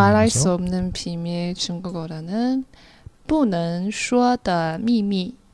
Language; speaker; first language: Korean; non-native, fluent; Chinese